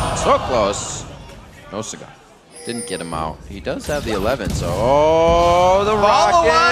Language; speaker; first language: English; native; English